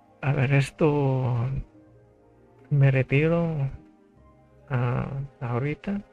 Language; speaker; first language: Spanish; non-native, fluent; Filipino